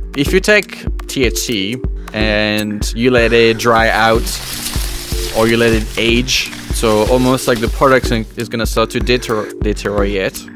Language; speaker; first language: English; non-native, fluent; French